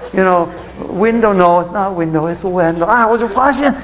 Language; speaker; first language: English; non-native, fluent; Chinese